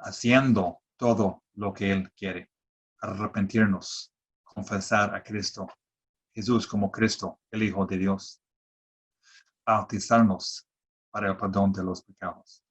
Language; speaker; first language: Spanish; non-native, fluent; English